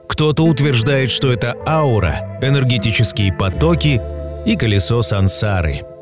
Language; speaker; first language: Russian; native; Russian